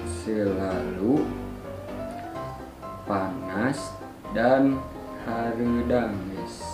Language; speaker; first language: Indonesian; non-native, local second language; Sundanese